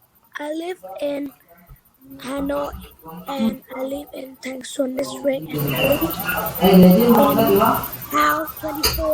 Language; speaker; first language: English; non-native, learner; Vietnamese